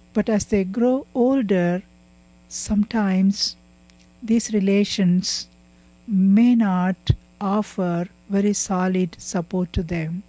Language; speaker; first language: English; non-native, local second language; Tamil